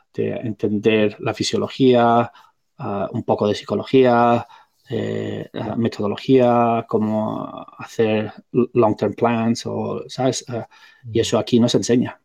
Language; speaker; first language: Spanish; non-native, local second language; Catalan